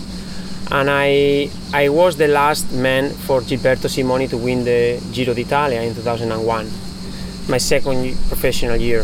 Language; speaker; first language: English; non-native, fluent; Spanish